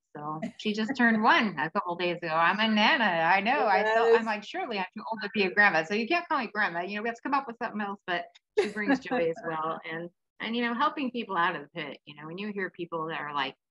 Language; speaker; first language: English; native; English